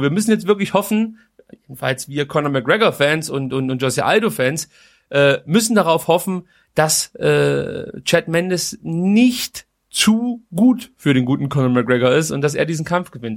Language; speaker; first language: German; native; German